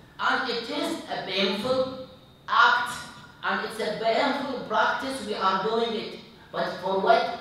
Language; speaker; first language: English; non-native, fluent; Arabic